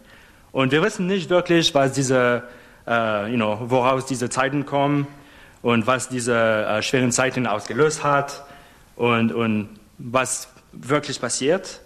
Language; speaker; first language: German; non-native, fluent; English